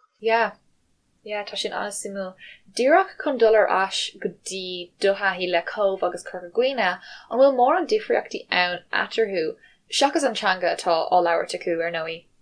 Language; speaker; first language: Irish; non-native, local second language; English